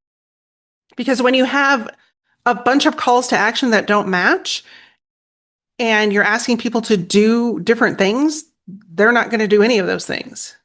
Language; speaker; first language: English; native; English